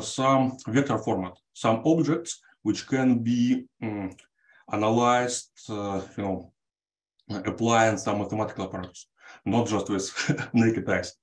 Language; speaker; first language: English; non-native, fluent; Russian